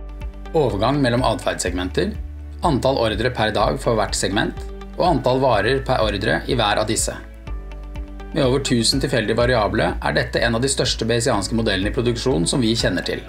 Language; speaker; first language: Norwegian; native; Norwegian